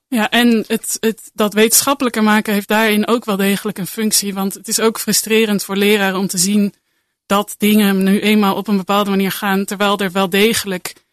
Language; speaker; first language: Dutch; native; Dutch